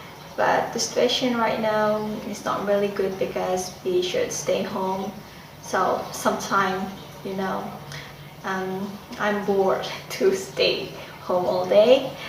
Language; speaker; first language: English; non-native, fluent; Indonesian